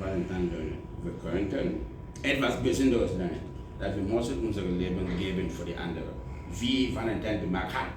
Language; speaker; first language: German; non-native, learner; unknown